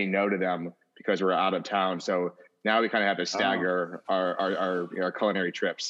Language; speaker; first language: English; native; English